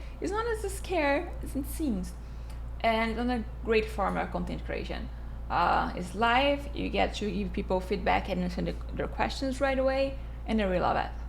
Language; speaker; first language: English; non-native, fluent; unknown